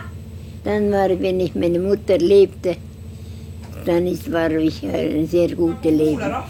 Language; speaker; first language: German; non-native, learner; Estonian